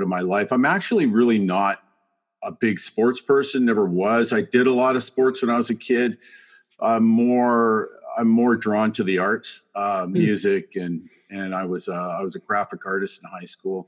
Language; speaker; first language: English; native; English